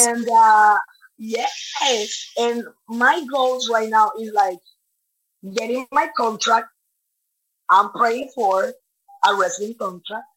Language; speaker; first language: English; non-native, learner; Spanish